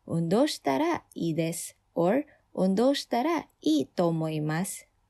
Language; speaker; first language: Japanese; non-native, fluent; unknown